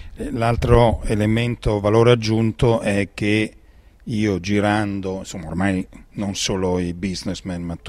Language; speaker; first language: Italian; native; Italian